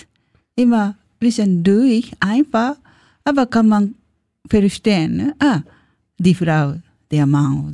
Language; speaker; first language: German; non-native, learner; Japanese